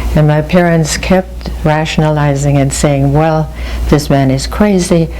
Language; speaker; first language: English; early bilingual, other home language; German